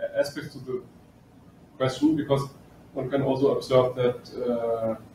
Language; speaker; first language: English; non-native, fluent; German